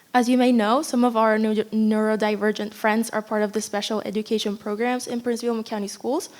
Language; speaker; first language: English; non-native, fluent; Spanish